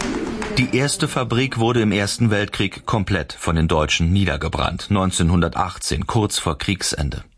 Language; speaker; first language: German; native; German